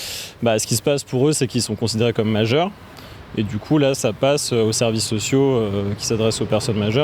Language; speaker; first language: French; native; French